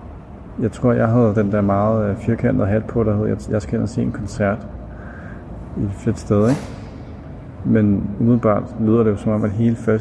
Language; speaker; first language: Danish; native; Danish